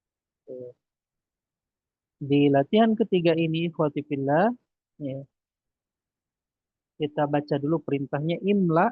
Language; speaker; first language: Indonesian; native; Indonesian